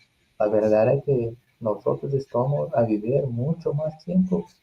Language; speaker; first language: Spanish; non-native, learner; Portuguese